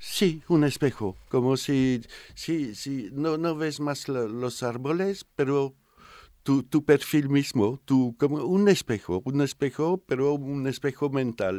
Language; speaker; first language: Spanish; non-native, fluent; French